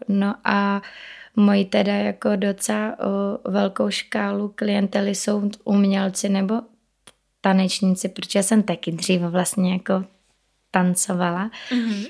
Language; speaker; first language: Czech; native; Czech